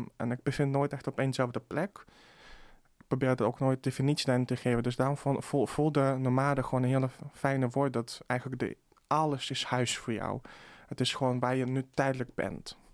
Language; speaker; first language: Dutch; early bilingual, other home language; Russian